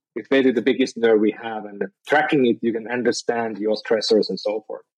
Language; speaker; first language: English; non-native, fluent; Finnish